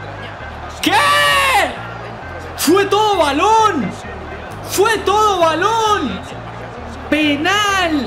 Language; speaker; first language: Spanish; native; Spanish